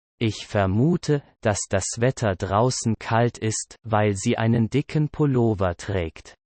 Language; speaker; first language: German; non-native, learner; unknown